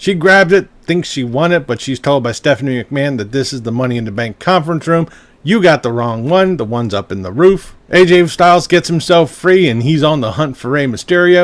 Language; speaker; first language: English; native; English